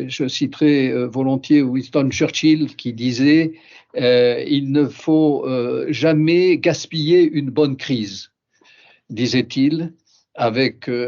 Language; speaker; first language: French; native; French